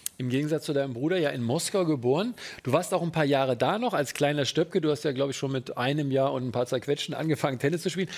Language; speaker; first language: German; native; German